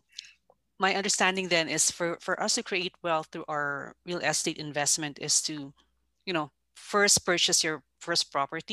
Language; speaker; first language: English; non-native, local second language; Filipino